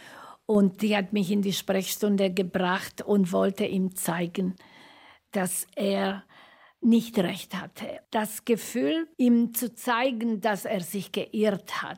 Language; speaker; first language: German; non-native, fluent; Slovak